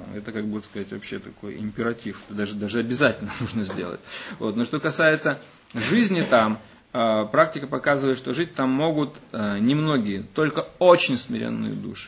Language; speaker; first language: Russian; native; Russian